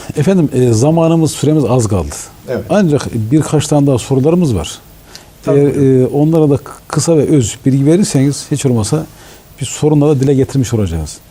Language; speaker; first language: Turkish; native; Turkish